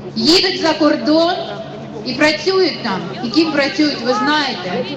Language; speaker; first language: Ukrainian; non-native, local second language; Russian